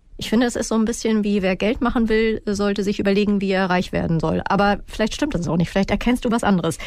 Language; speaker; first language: German; native; German